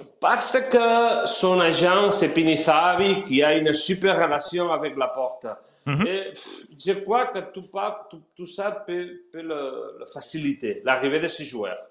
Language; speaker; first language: French; non-native, learner; Spanish